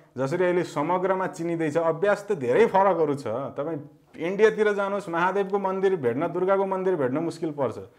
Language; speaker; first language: Nepali; native; Nepali